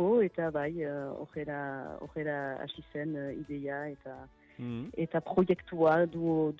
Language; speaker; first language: Basque; non-native, local second language; French